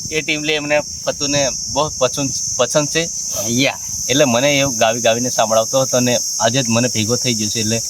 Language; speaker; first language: Gujarati; non-native, local second language; Rathawi